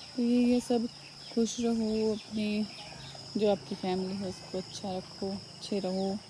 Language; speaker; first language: Hindi; non-native, local second language; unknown